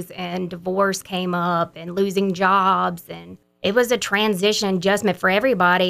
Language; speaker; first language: English; native; English